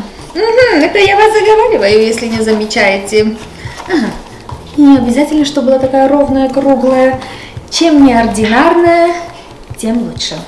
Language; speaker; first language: Russian; non-native, local second language; Armenian